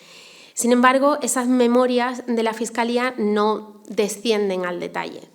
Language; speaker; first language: Spanish; native; Spanish